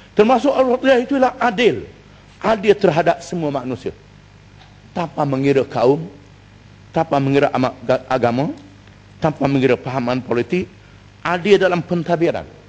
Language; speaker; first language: Malay; native; Malay